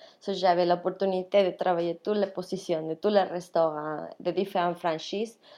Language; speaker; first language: French; non-native, fluent; Spanish